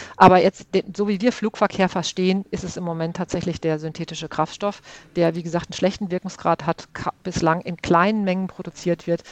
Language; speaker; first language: German; native; German